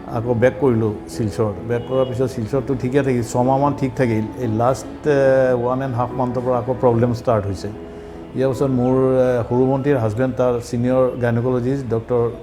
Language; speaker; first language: Assamese; non-native, local second language; Bangla